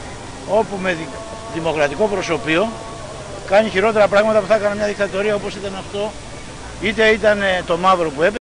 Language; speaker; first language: Greek; native; Greek